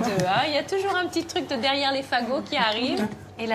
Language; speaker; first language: French; native; French